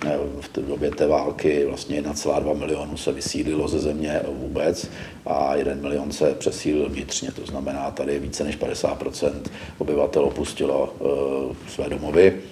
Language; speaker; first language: Czech; native; Czech